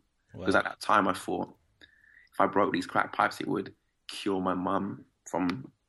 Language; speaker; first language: English; native; English